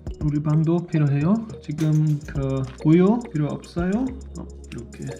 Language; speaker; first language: Korean; non-native, learner; German